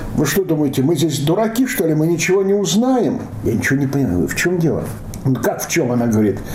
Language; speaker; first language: Russian; non-native, local second language; Yiddish